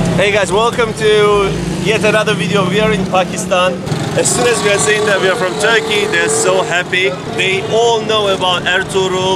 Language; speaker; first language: English; non-native, fluent; Turkish